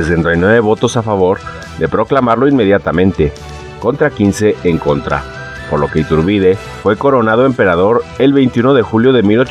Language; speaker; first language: Spanish; native; Spanish